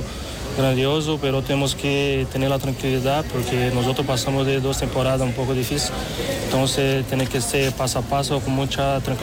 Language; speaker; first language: Spanish; non-native, fluent; Portuguese